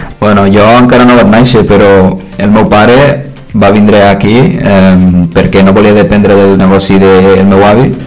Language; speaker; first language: Catalan; early bilingual, other home language; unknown